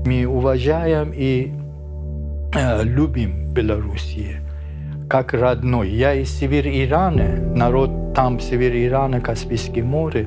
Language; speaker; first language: Russian; non-native, learner; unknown